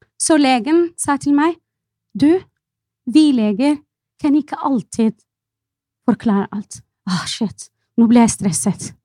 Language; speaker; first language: Norwegian; non-native, fluent; Arabic